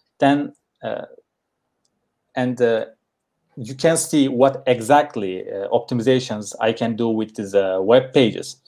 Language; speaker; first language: English; non-native, learner; Turkish